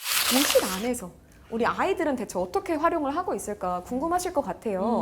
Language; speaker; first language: Korean; native; Korean